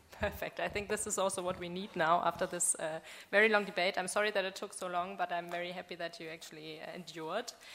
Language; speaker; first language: English; non-native, fluent; German